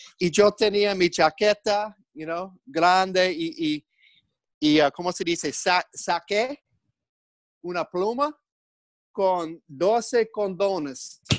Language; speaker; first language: Spanish; non-native, learner; English